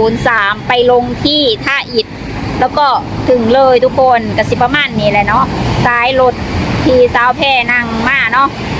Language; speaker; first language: Thai; native; Thai